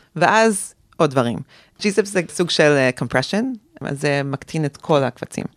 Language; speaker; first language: Hebrew; early bilingual, heritage; Hebrew